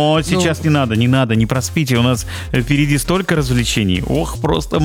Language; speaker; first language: Russian; native; Russian